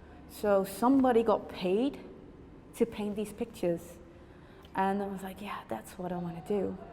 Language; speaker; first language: English; non-native, fluent; Dutch